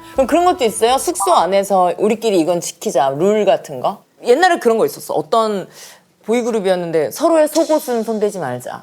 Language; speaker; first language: Korean; native; Korean